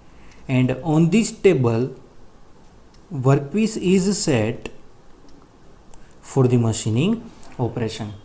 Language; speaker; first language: English; non-native, local second language; Gujarati